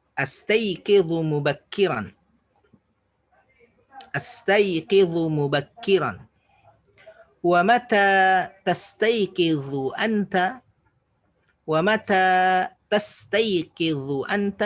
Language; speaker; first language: Arabic; non-native, fluent; Indonesian